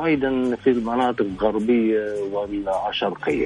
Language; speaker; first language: Arabic; non-native, fluent; Japanese